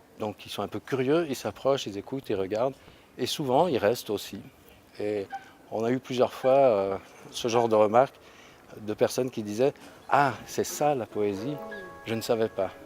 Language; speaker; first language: French; native; French